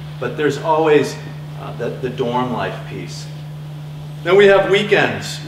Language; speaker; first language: English; native; English